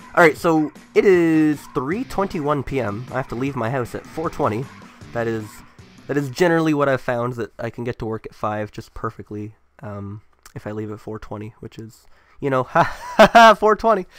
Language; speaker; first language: English; native; English